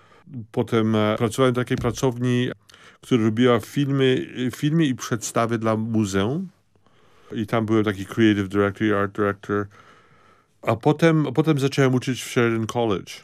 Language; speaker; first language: Polish; early bilingual, heritage; Polish